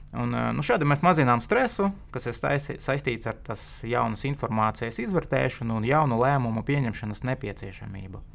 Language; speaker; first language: Latvian; non-native, local second language; Russian